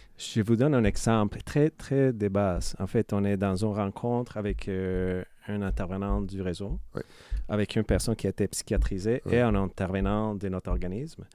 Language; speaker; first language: French; non-native, fluent; Spanish